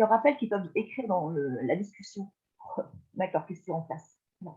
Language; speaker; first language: French; native; French